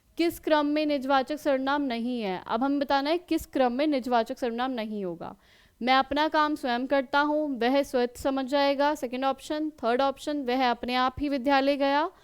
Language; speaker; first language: Hindi; native; Hindi